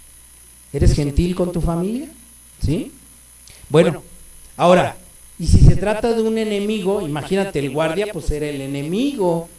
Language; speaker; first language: Spanish; native; Spanish